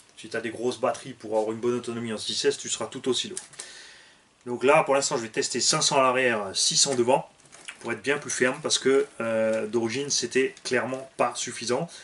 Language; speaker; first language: French; native; French